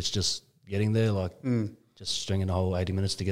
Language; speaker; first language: English; native; English